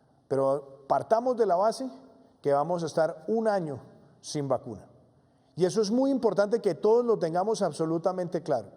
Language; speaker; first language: Spanish; native; Spanish